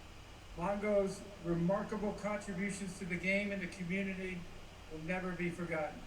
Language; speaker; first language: English; native; English